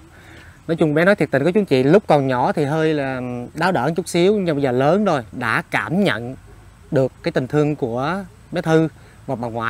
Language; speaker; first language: Vietnamese; native; Vietnamese